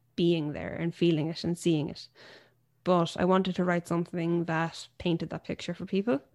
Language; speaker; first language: English; native; English